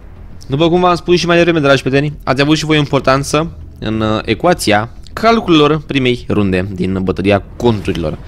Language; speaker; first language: Romanian; native; Romanian